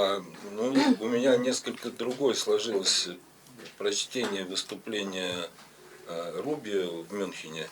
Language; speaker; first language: Russian; native; Russian